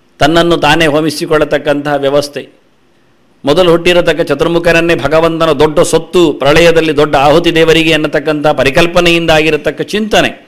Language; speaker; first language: Kannada; non-native, local second language; Tulu